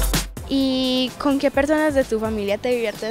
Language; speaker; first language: Spanish; native; Spanish